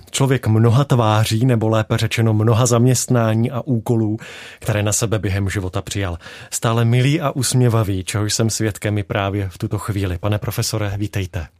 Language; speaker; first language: Czech; native; Czech